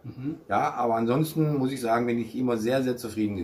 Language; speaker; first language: German; native; German